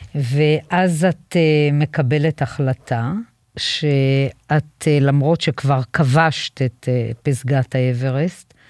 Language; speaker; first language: Hebrew; native; Hebrew